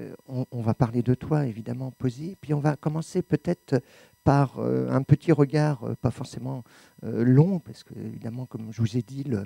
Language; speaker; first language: French; native; French